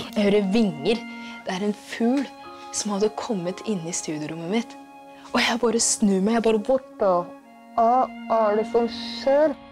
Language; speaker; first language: Norwegian; early bilingual, other home language; Kikuyu